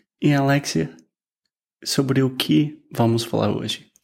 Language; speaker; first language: Portuguese; non-native, fluent; English